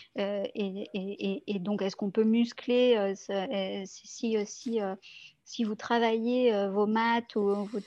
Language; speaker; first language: French; native; French